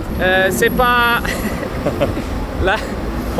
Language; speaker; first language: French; non-native, learner; Italian